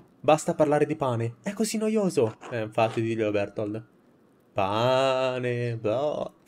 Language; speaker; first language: Italian; native; Italian